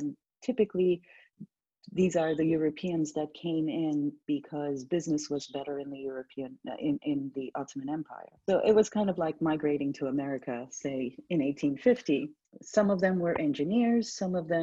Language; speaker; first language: English; non-native, fluent; Turkish